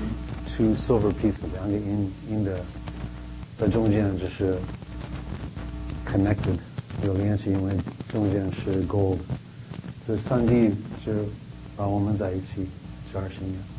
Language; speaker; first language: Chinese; non-native, fluent; English